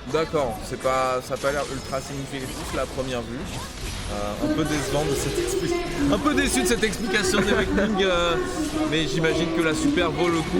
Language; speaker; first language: French; native; French